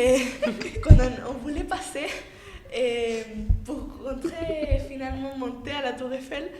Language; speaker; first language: French; non-native, fluent; Spanish